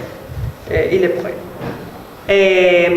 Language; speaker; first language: French; non-native, learner; Spanish